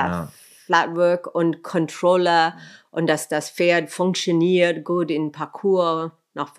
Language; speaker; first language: German; non-native, fluent; English